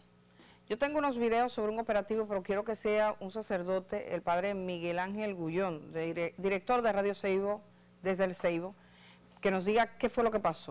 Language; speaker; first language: Spanish; native; Spanish